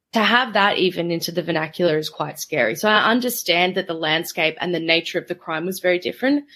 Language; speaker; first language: English; native; English